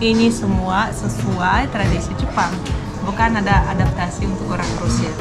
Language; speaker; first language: Indonesian; non-native, fluent; Russian